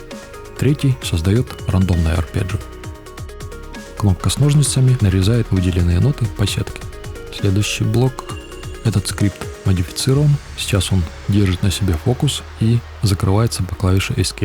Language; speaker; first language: Russian; native; Russian